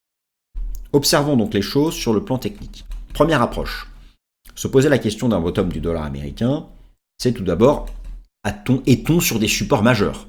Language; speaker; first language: French; native; French